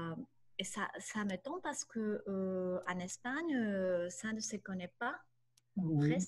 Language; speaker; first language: French; non-native, learner; Spanish